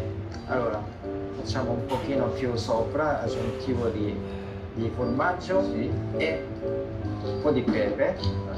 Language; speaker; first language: Italian; non-native, fluent; Japanese